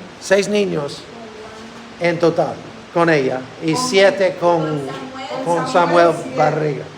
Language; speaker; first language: Spanish; non-native, learner; English